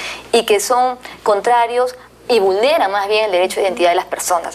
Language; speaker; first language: Spanish; native; Spanish